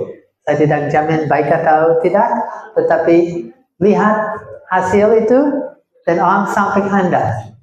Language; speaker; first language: Indonesian; non-native, fluent; English